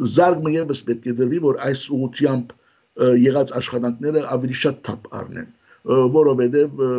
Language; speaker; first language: Armenian; early bilingual, heritage; Armenian